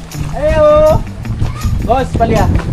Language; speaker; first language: English; non-native, local second language; Filipino